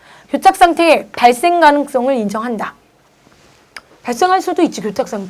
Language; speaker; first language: Korean; native; Korean